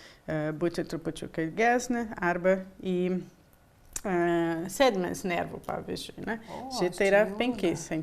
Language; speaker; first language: Lithuanian; early bilingual, heritage; Lithuanian